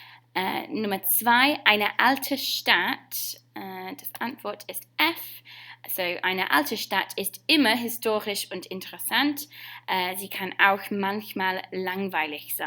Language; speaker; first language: German; non-native, fluent; English